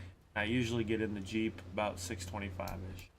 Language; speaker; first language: English; native; English